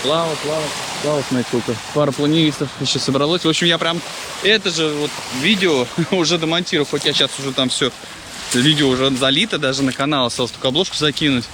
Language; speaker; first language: Russian; native; Russian